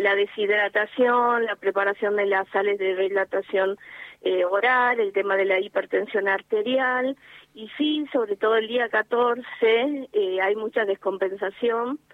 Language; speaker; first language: Spanish; native; Spanish